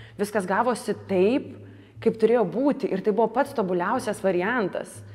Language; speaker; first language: Lithuanian; early bilingual, other home language; Russian